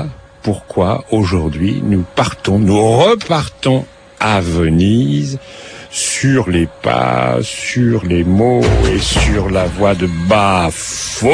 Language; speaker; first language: French; native; French